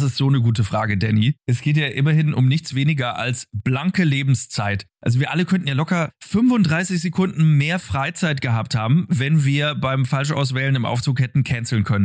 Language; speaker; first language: German; native; German